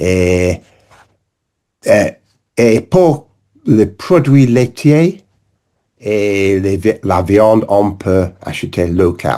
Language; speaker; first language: French; non-native, learner; English